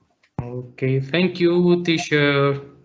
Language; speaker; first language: English; non-native, learner; Spanish